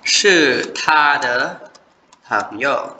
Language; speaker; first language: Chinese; non-native, fluent; Khmer